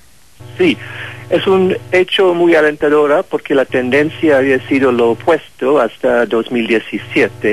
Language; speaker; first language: Spanish; non-native, fluent; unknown